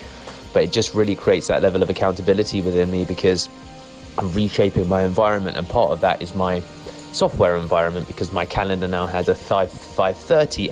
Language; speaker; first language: English; native; English